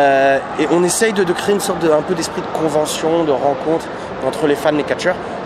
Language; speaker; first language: French; native; French